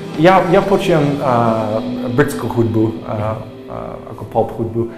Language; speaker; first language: Slovak; non-native, learner; English